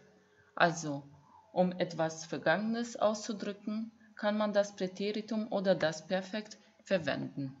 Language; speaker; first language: German; non-native, fluent; Albanian